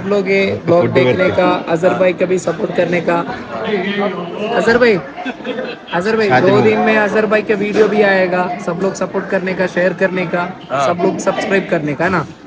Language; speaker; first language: Hindi; non-native, fluent; Malayalam